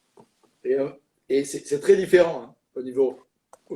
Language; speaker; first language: French; native; French